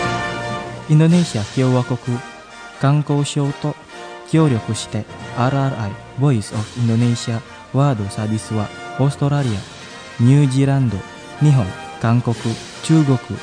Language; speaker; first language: Japanese; non-native, learner; Indonesian